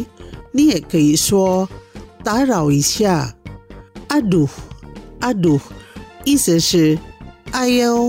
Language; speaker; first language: Chinese; early bilingual, heritage; Chinese